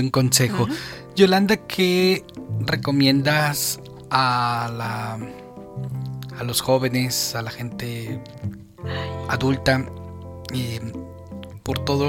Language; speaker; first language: Spanish; native; Spanish